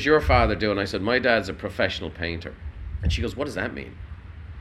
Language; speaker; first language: English; native; English